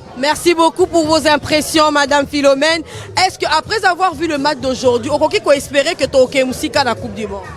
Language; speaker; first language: French; non-native, local second language; Lingala